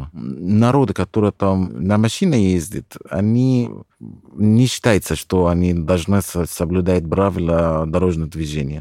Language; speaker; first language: Russian; non-native, fluent; Arabic